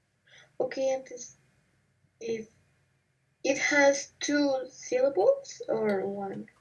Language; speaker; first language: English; non-native, learner; Spanish